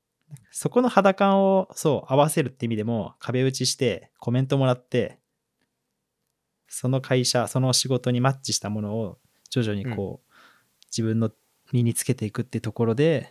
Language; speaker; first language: Japanese; native; Japanese